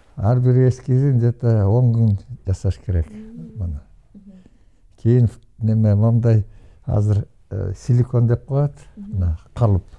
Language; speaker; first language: Kyrgyz; non-native, local second language; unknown